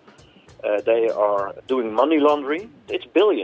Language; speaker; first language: English; non-native, fluent; Dutch